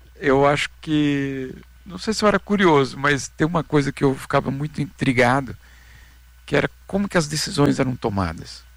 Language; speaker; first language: Portuguese; native; Portuguese